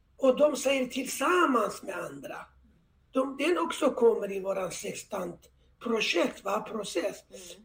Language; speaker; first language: Swedish; non-native, fluent; Persian